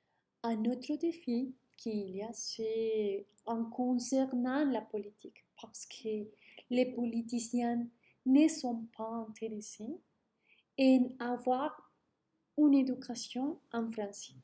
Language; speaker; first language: French; non-native, learner; Spanish